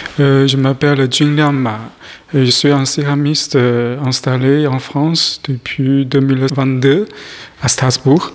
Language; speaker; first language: French; non-native, fluent; Chinese